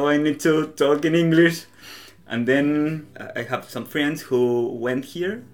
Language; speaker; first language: English; non-native, learner; Spanish